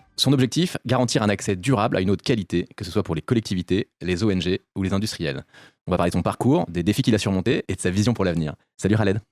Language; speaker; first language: French; native; French